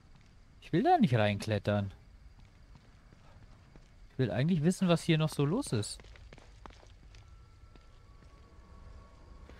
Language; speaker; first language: German; native; German